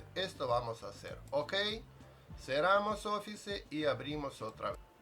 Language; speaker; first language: Spanish; non-native, fluent; Russian